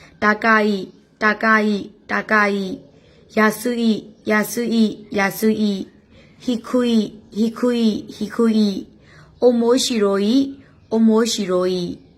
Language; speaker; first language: Japanese; non-native, fluent; Burmese